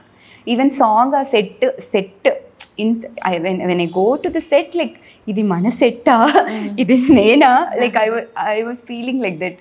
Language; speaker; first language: Telugu; non-native, learner; Tamil